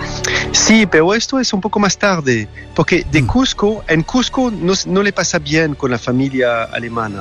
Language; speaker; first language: Spanish; non-native, learner; French